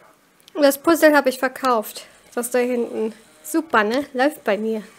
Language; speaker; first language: German; native; German